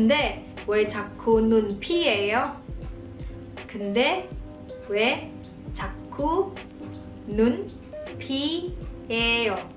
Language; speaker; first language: Korean; non-native, fluent; Indonesian